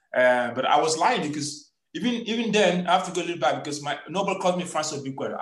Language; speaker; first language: English; non-native, local second language; Igbo